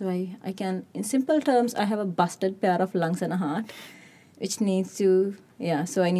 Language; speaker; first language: English; non-native, local second language; Sinhala